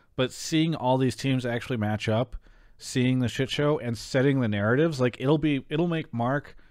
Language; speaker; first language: English; native; English